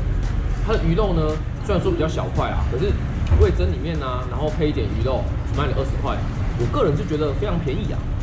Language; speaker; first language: Chinese; native; Chinese